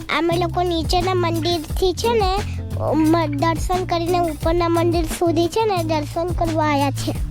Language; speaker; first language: Gujarati; native; Gujarati